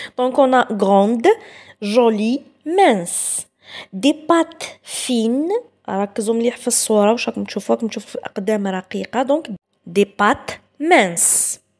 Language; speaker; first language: French; non-native, local second language; Arabic